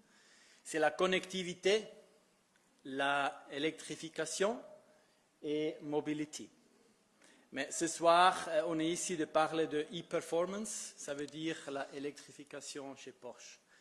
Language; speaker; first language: French; non-native, fluent; Italian